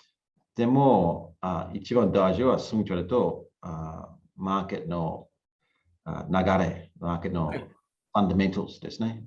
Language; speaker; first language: Japanese; non-native, learner; English